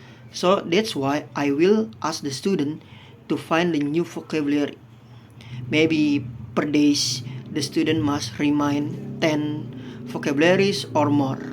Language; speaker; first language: English; non-native, fluent; Indonesian